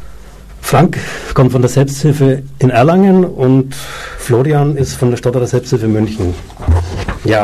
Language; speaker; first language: German; native; German